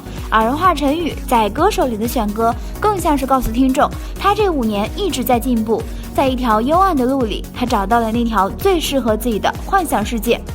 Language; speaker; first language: Chinese; native; Chinese